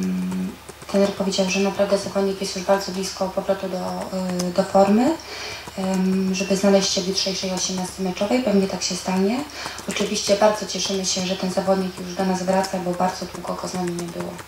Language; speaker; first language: Polish; native; Polish